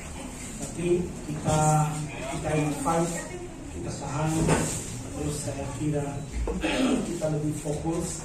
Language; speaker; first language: Indonesian; non-native, fluent; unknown